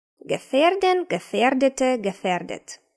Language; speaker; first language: German; non-native, fluent; Ukrainian